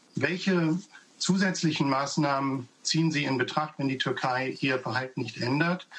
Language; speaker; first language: German; native; German